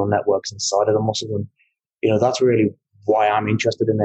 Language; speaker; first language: English; native; English